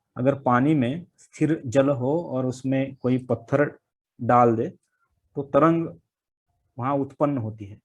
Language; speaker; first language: Hindi; non-native, local second language; Marathi